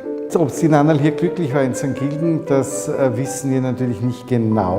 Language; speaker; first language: German; native; German